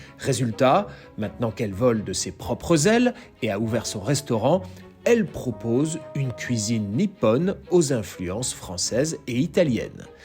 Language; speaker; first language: French; native; French